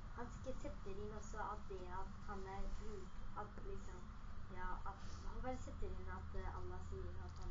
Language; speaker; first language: Norwegian; early bilingual, other home language; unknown